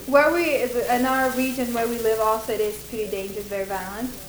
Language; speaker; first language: English; non-native, fluent; Portuguese